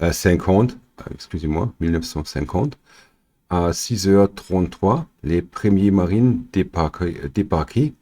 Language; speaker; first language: French; non-native, learner; German